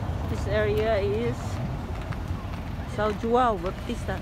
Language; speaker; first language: English; non-native, local second language; Filipino